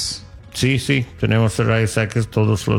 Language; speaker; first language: Spanish; non-native, fluent; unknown